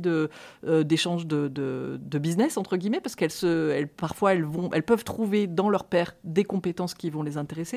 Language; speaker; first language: French; native; French